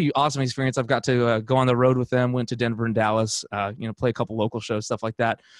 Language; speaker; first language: English; native; English